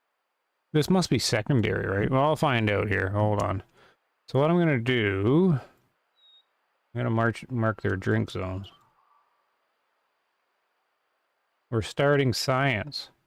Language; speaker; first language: English; native; English